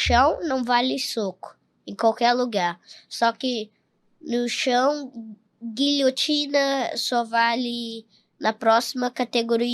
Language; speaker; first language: Portuguese; early bilingual, heritage; Portuguese